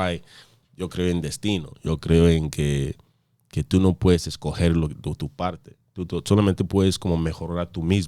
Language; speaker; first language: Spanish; early bilingual, other home language; English